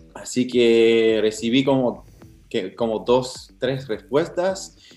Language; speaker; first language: Spanish; non-native, fluent; English